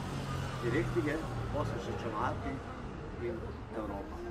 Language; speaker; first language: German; non-native, learner; Bosnian